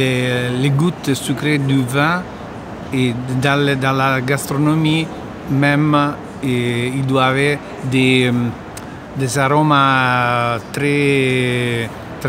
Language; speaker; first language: French; non-native, learner; Italian